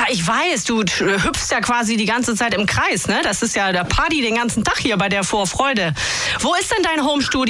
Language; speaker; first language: German; native; German